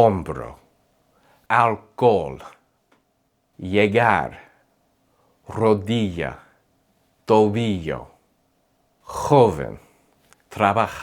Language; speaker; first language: Spanish; non-native, fluent; English